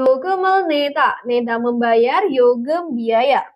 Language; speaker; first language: Korean; non-native, fluent; Indonesian